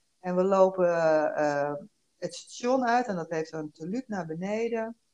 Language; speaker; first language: Dutch; early bilingual, other home language; Korean